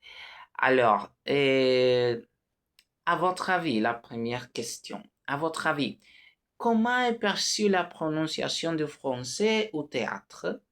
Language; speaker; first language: French; non-native, learner; Spanish